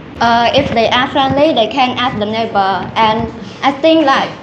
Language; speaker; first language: English; non-native, learner; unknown